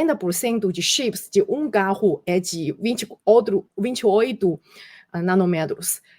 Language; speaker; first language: Portuguese; non-native, fluent; Chinese